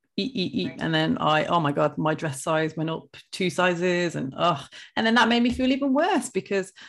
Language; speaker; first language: English; early bilingual, other home language; Hindi